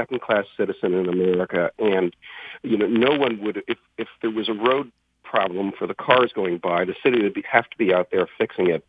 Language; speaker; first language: English; native; English